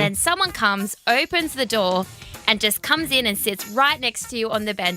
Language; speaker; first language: English; native; English